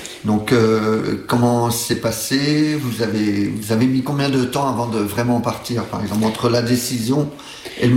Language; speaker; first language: French; native; French